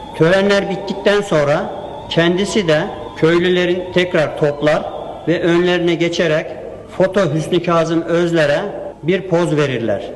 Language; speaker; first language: Turkish; native; Turkish